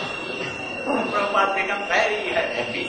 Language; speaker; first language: English; non-native, learner; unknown